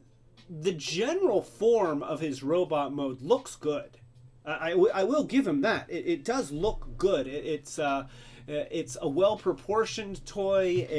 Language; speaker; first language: English; native; English